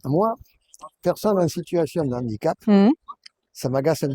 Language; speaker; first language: French; native; French